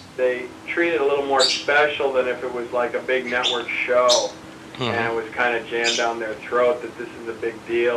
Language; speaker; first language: English; native; English